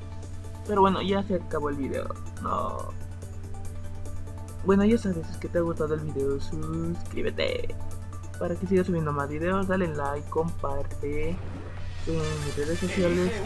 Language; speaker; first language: Spanish; native; Spanish